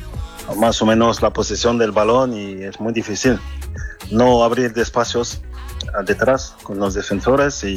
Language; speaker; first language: Spanish; non-native, fluent; French